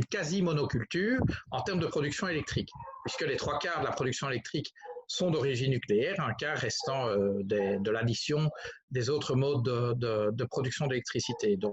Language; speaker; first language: French; native; French